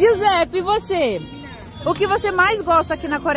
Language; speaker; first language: Portuguese; native; Portuguese